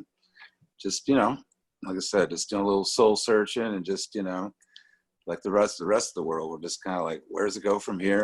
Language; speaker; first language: English; native; English